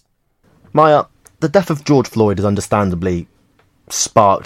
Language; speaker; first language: English; native; English